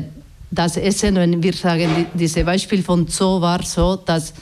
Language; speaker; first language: German; non-native, learner; Basque